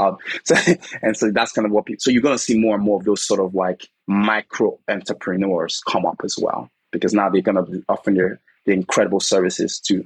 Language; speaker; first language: English; non-native, local second language; Igbo